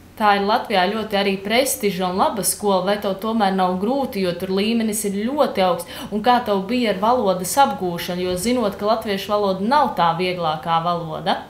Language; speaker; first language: Latvian; native; Latvian